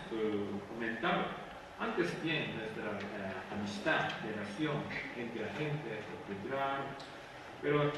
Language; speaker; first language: Spanish; non-native, fluent; Japanese